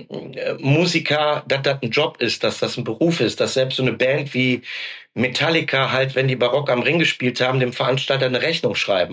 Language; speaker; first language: German; native; German